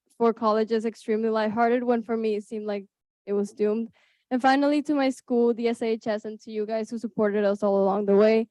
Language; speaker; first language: English; early bilingual, other home language; Spanish